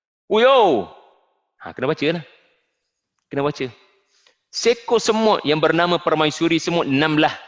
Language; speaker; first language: Malay; native; Malay